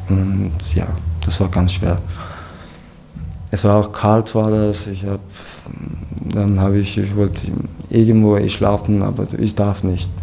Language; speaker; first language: German; non-native, learner; Persian